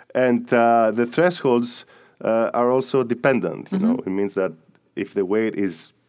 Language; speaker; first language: English; non-native, fluent; Greek